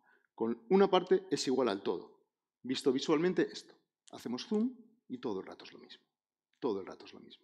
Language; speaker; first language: Spanish; native; Spanish